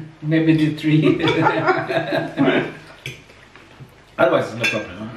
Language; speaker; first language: English; non-native, learner; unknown